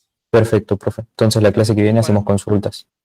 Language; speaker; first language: Spanish; native; Spanish